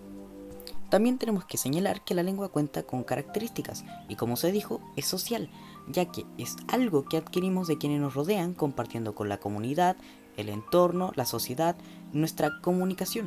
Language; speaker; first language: Spanish; native; Spanish